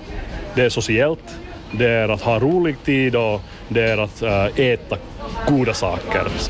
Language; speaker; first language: Swedish; non-native, local second language; Finnish